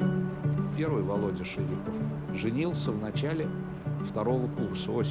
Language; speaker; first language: Russian; non-native, learner; Spanish